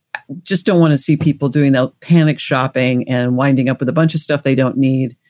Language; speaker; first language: English; native; English